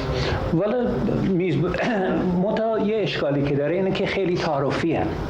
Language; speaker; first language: Persian; non-native, fluent; English